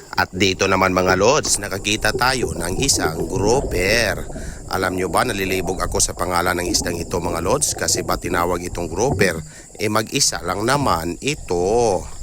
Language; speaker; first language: Filipino; non-native, local second language; Cebuano